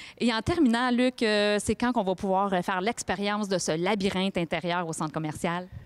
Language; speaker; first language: French; native; French